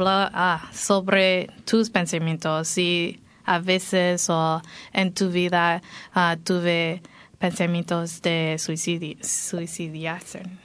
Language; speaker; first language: Spanish; non-native, learner; English